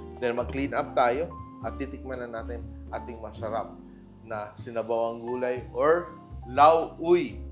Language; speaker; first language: Filipino; non-native, local second language; Cebuano